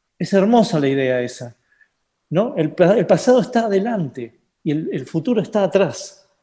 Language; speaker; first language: Spanish; native; Spanish